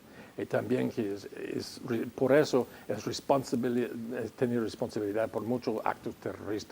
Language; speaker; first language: Spanish; non-native, fluent; English